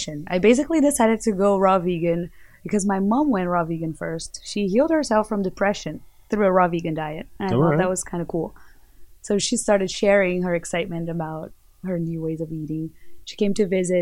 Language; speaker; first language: English; non-native, fluent; Portuguese